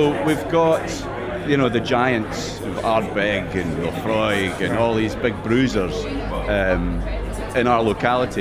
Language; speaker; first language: English; native; English